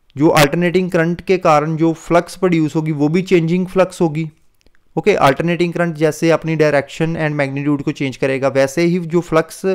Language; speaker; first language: Hindi; non-native, local second language; Punjabi